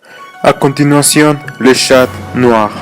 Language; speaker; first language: French; non-native, learner; Spanish